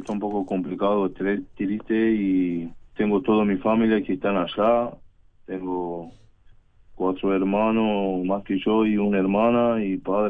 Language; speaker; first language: Spanish; non-native, learner; Persian